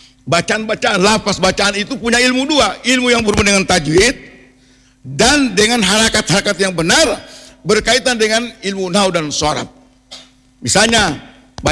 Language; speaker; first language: Indonesian; non-native, local second language; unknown